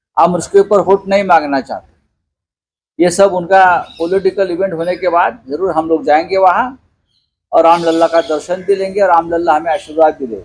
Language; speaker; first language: Hindi; non-native, local second language; Marathi